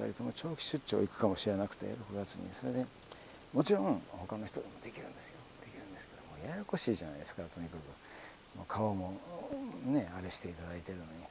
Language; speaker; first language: Japanese; native; Japanese